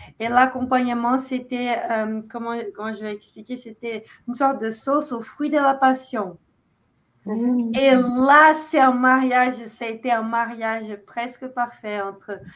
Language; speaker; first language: French; non-native, fluent; Portuguese